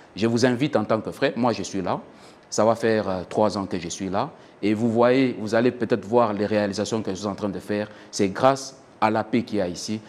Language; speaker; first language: French; non-native, local second language; Swahili